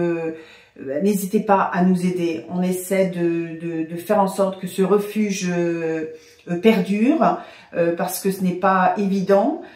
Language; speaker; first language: French; native; French